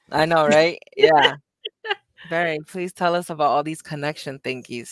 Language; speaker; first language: English; native; English